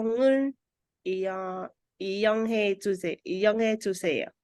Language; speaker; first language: Korean; non-native, learner; Vietnamese